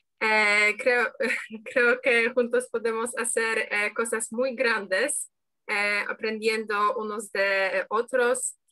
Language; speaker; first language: Spanish; non-native, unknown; Polish